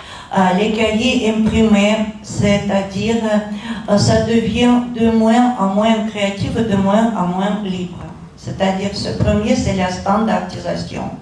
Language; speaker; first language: French; non-native, fluent; Russian